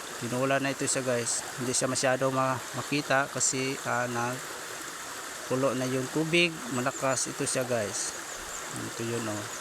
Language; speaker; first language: Filipino; non-native, local second language; Cebuano